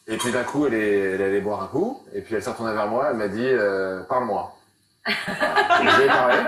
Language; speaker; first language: French; native; French